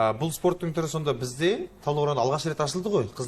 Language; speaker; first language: Kazakh; native; Kazakh